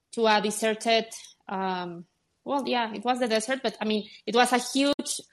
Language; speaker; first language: English; non-native, fluent; Spanish